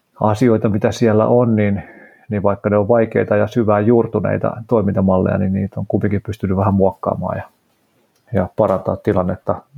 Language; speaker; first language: Finnish; native; Finnish